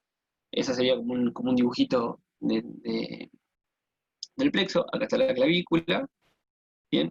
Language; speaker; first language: Spanish; native; Spanish